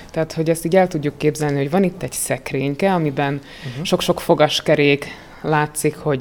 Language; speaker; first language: Hungarian; native; Hungarian